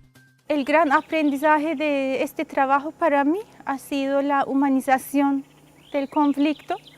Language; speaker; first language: Spanish; non-native, fluent; Turkish